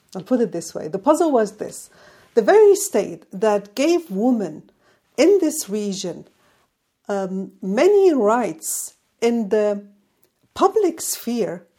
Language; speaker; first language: English; non-native, fluent; Arabic